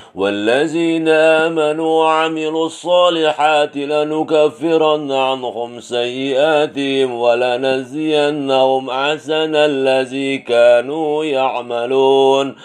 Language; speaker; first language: Arabic; non-native, learner; Indonesian